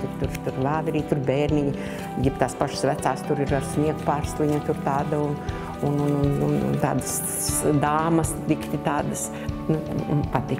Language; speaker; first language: Latvian; native; Latvian